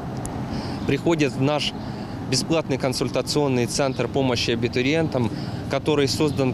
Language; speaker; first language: Russian; native; Russian